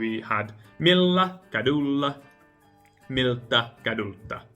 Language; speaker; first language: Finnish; non-native, learner; English